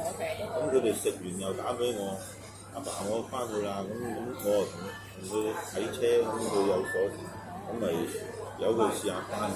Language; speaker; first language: Cantonese; native; Cantonese